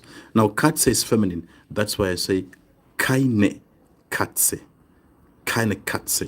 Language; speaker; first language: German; non-native, fluent; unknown